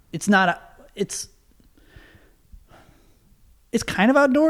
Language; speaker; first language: English; native; English